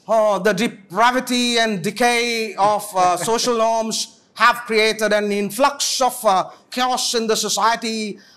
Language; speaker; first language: English; non-native, local second language; Sinhala